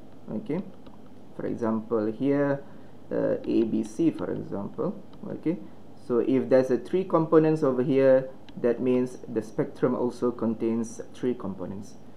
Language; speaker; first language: English; non-native, local second language; Malay